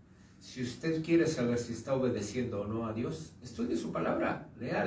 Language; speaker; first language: Spanish; native; Spanish